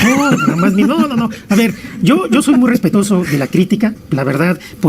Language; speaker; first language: Spanish; native; Spanish